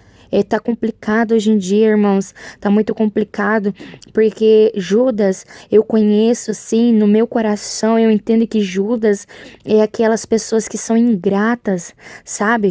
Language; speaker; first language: Portuguese; native; Portuguese